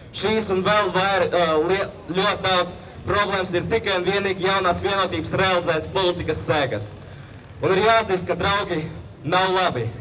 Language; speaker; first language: Latvian; non-native, local second language; Russian